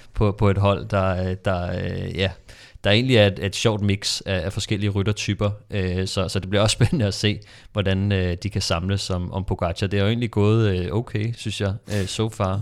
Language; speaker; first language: Danish; native; Danish